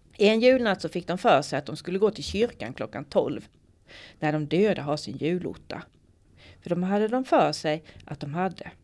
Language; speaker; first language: Swedish; native; Swedish